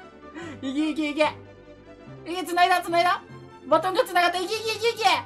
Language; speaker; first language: Japanese; native; Japanese